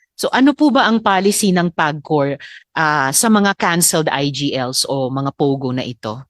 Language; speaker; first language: Filipino; native; Filipino